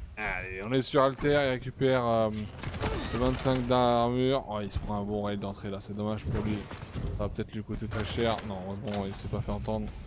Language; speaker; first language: French; native; French